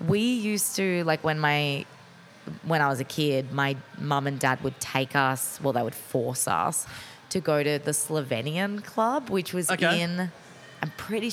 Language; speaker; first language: English; native; English